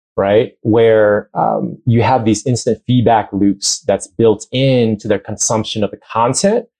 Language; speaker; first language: English; native; English